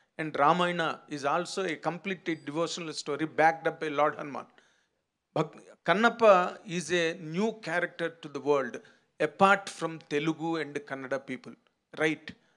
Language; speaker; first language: English; non-native, local second language; Telugu